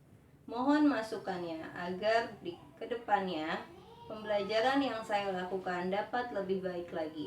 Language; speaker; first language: Indonesian; native; Indonesian